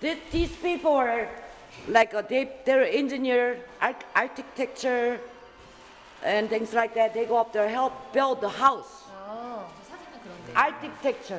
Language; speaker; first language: English; non-native, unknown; Korean